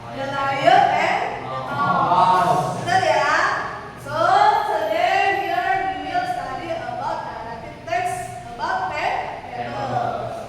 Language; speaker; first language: English; non-native, fluent; Indonesian